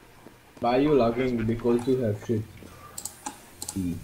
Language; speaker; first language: English; non-native, learner; Hungarian